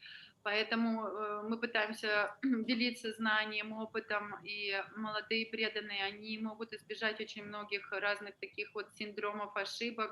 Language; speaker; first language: Russian; native; Russian